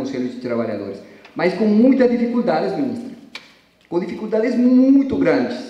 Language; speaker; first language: Portuguese; non-native, fluent; Spanish